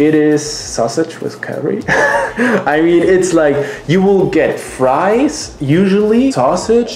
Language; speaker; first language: English; non-native, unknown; German